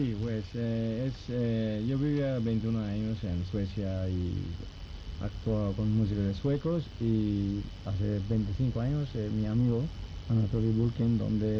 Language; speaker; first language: Spanish; non-native, learner; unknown